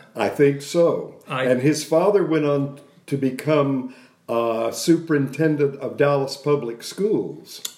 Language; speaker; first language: English; native; English